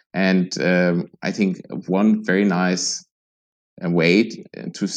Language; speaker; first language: English; non-native, fluent; German